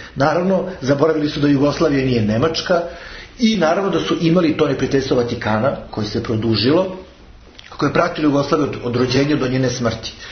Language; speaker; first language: Serbian; native; Serbian